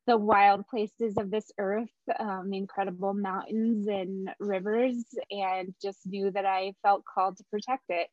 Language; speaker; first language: English; native; English